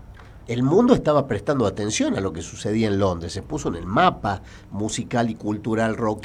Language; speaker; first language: Spanish; native; Spanish